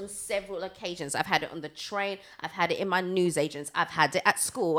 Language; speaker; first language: English; native; English